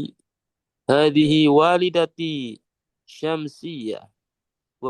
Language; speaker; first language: Arabic; non-native, learner; Indonesian